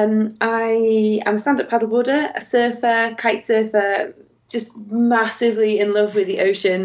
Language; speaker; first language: English; native; English